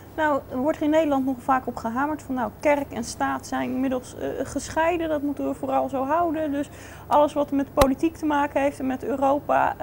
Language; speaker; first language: Dutch; native; Dutch